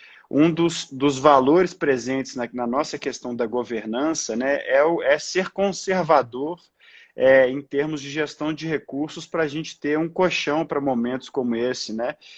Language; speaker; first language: Portuguese; native; Portuguese